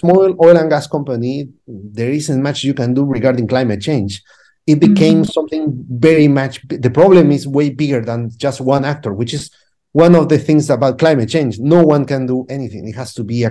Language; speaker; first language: English; non-native, fluent; Spanish